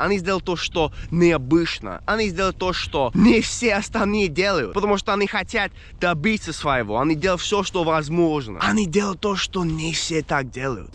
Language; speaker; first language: Russian; non-native, fluent; English